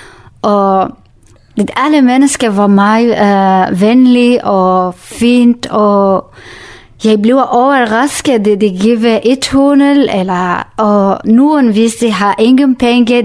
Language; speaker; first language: Danish; non-native, learner; Kurdish